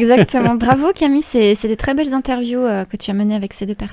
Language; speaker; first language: French; native; French